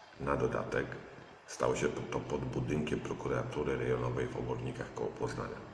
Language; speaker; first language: Polish; native; Polish